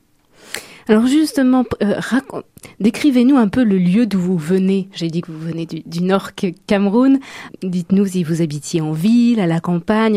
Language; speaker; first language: French; native; French